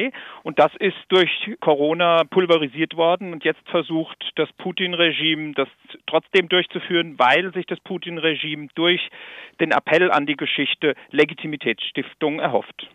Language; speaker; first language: German; native; German